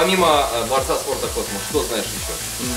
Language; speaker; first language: Russian; native; Russian